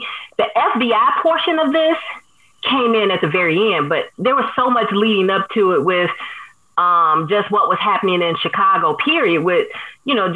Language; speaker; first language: English; native; English